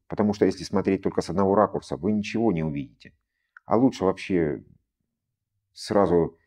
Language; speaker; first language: Russian; native; Russian